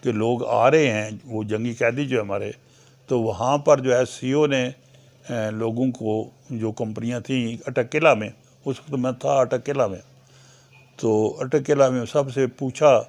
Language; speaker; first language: Urdu; non-native, local second language; Punjabi